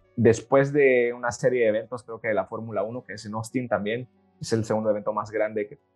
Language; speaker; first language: Spanish; native; Spanish